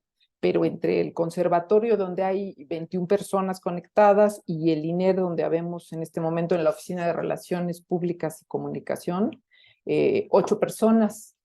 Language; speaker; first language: Spanish; native; Spanish